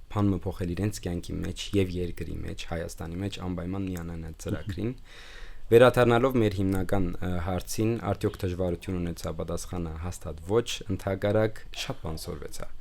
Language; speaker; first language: Armenian; early bilingual, heritage; Armenian